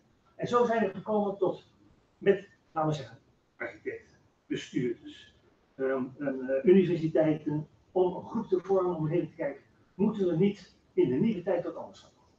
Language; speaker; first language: Dutch; native; Dutch